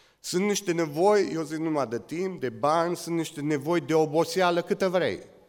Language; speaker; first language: Romanian; native; Romanian